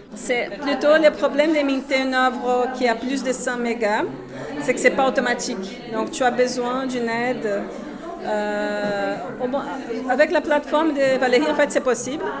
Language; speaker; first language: French; non-native, fluent; Portuguese